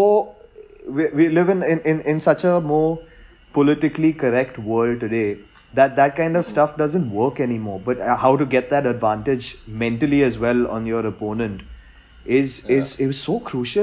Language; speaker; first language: English; non-native, local second language; Hindi